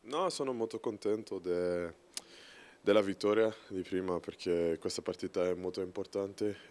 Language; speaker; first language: Italian; non-native, learner; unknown